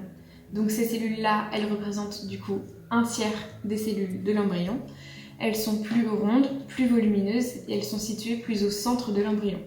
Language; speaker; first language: French; native; French